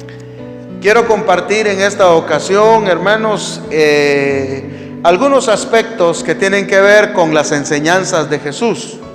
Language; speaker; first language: Spanish; native; Spanish